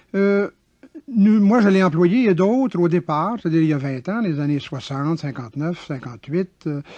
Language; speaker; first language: French; native; French